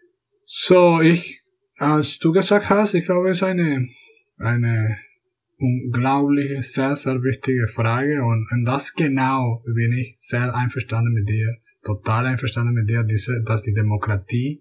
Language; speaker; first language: German; non-native, fluent; Spanish